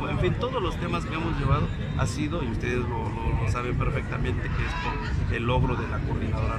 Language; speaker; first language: Spanish; native; Spanish